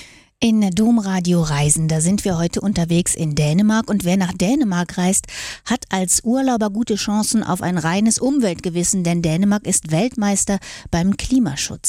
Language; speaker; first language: German; native; German